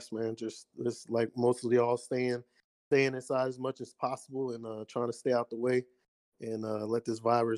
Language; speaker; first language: English; native; English